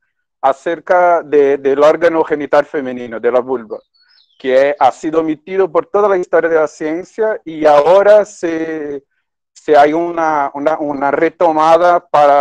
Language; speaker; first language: Spanish; non-native, fluent; Portuguese